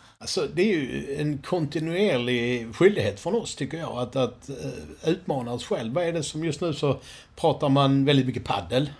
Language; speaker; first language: Swedish; native; Swedish